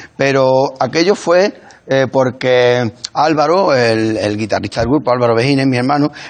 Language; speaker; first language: Spanish; native; Spanish